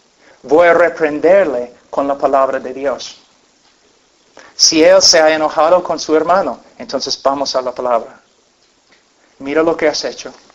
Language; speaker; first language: Spanish; non-native, fluent; English